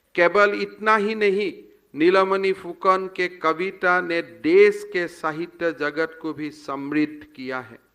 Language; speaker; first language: Hindi; non-native, local second language; Assamese